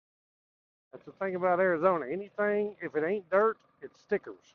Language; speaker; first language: English; native; English